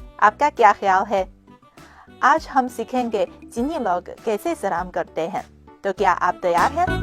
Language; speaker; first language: Urdu; non-native, fluent; Chinese